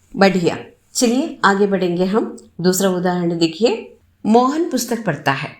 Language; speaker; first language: Hindi; non-native, local second language; Telugu